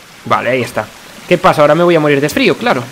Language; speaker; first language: Spanish; native; Spanish